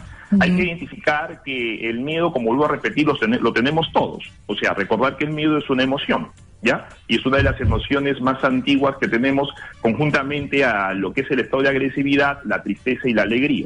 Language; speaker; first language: Spanish; native; Spanish